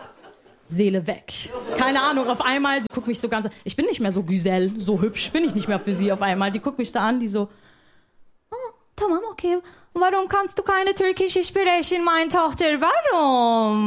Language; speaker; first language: German; early bilingual, other home language; Arabic